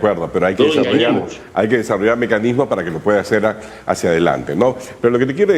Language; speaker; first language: Spanish; native; Spanish